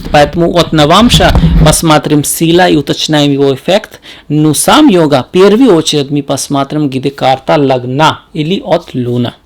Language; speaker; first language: Russian; non-native, learner; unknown